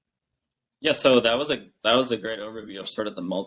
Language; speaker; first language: English; native; English